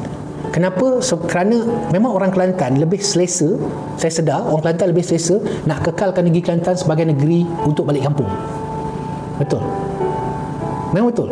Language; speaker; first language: Malay; native; Malay